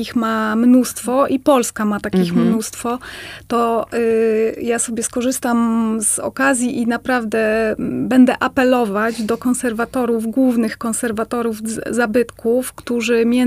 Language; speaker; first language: Polish; native; Polish